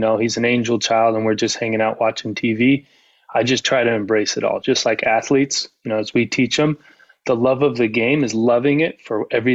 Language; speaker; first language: English; native; English